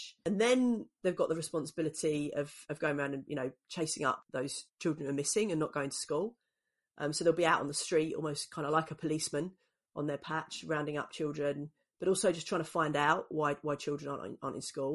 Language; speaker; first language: English; native; English